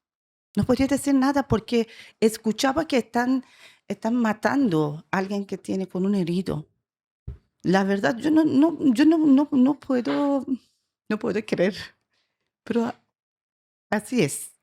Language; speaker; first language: Spanish; non-native, learner; Persian